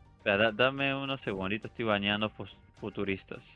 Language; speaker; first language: Spanish; native; Spanish